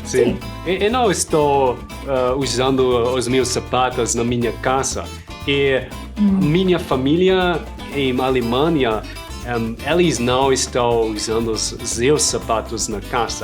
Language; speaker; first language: Portuguese; non-native, fluent; German